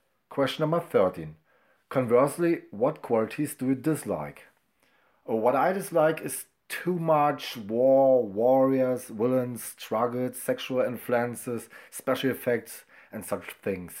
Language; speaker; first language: English; non-native, fluent; German